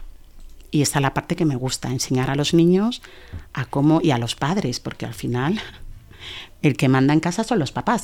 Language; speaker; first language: Spanish; early bilingual, other home language; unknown